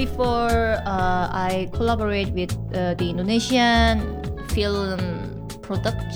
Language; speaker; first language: English; non-native, learner; Korean